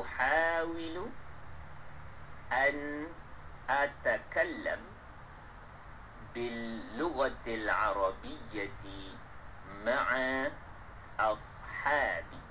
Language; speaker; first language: Arabic; non-native, fluent; Malay